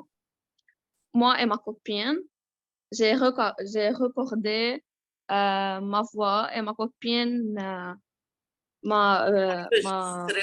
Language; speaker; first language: French; non-native, learner; Arabic